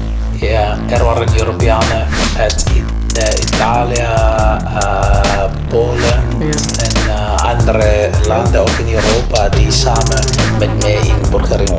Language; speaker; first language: Dutch; non-native, learner; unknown